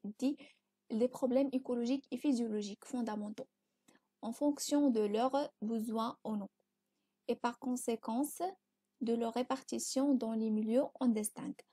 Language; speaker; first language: French; non-native, local second language; Arabic